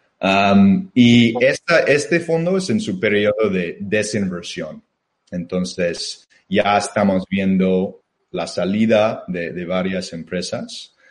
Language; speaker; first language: Spanish; non-native, fluent; English